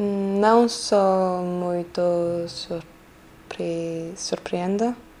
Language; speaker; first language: Portuguese; early bilingual, heritage; French